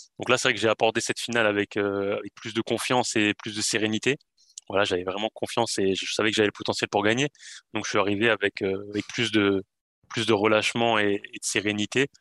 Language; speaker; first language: French; native; French